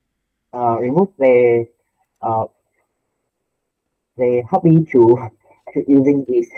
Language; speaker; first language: English; non-native, learner; Vietnamese